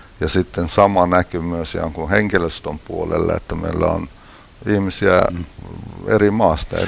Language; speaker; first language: Finnish; non-native, fluent; Persian